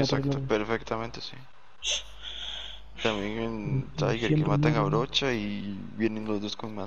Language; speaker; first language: Spanish; native; Spanish